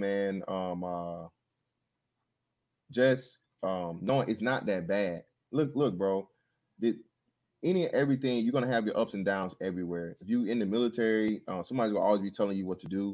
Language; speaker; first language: English; native; English